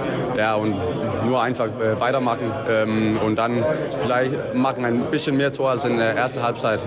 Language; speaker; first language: German; non-native, learner; Danish